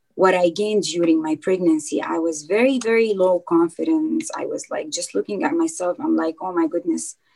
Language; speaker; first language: English; non-native, fluent; Arabic